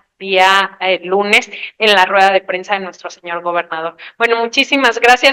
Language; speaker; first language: Spanish; native; Spanish